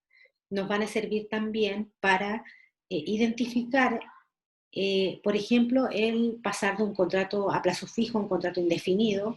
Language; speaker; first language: Spanish; native; Spanish